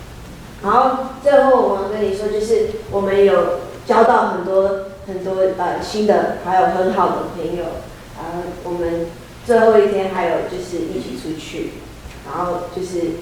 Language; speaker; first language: Chinese; early bilingual, heritage; Chinese